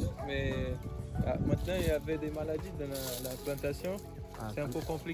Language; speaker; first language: French; non-native, learner; Portuguese